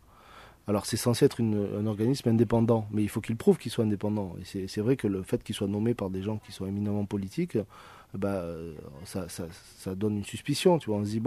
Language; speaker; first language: French; native; French